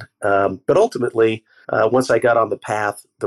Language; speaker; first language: English; native; English